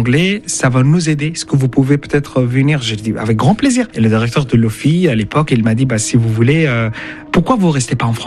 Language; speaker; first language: French; non-native, fluent; Arabic